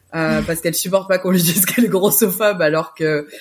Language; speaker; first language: French; early bilingual, other home language; Portuguese